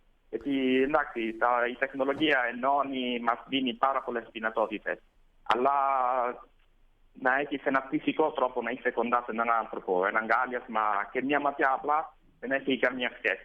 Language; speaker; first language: Greek; non-native, fluent; Italian